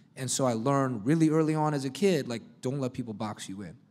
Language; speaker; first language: English; native; English